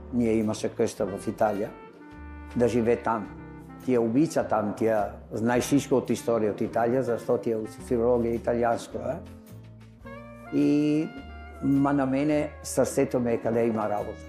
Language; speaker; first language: Bulgarian; non-native, learner; Italian